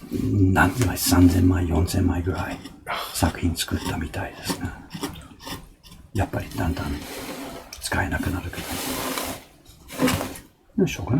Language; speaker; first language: Japanese; non-native, fluent; English